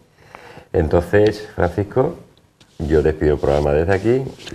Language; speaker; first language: Spanish; native; Spanish